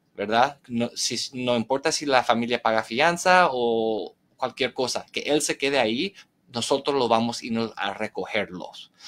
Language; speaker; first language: Spanish; early bilingual, heritage; Spanish